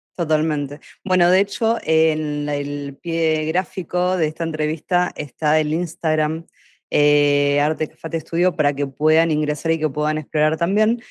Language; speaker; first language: Spanish; native; Spanish